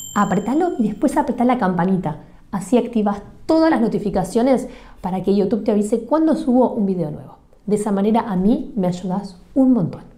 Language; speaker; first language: Spanish; native; Spanish